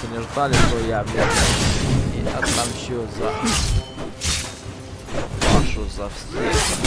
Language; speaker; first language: Russian; non-native, local second language; Romanian